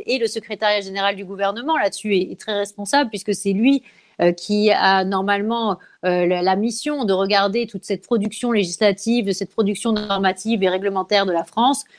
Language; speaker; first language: French; native; French